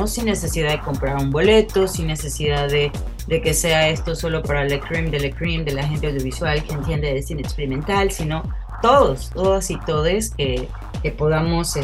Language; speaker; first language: Spanish; native; Spanish